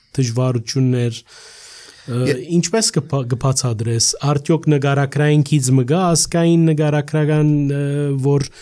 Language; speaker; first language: Armenian; early bilingual, heritage; Armenian